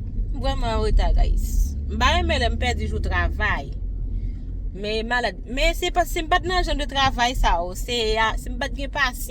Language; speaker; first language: French; non-native, learner; Haitian Creole